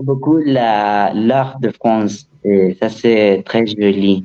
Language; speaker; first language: French; non-native, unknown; Spanish